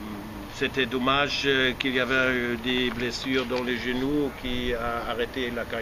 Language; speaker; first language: French; non-native, fluent; German